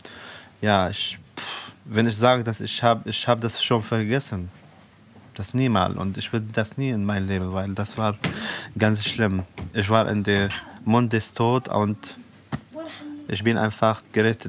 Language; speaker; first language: German; non-native, fluent; Arabic